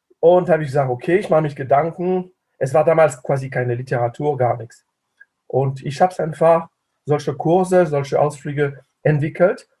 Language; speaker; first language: German; non-native, fluent; French